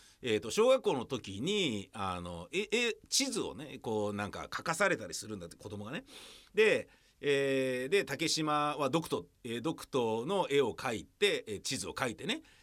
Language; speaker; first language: Japanese; native; Japanese